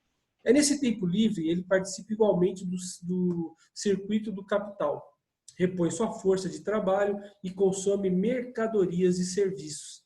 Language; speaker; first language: Portuguese; native; Portuguese